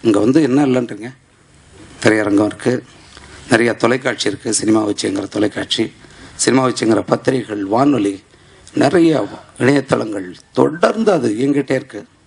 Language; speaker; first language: Tamil; native; Tamil